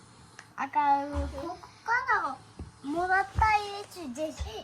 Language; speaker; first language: Japanese; early bilingual, heritage; Japanese